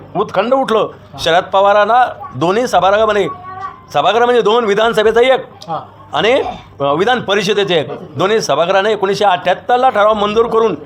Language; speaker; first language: Marathi; native; Marathi